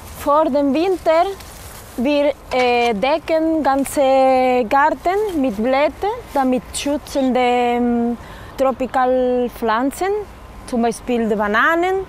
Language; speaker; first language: German; non-native, learner; Dutch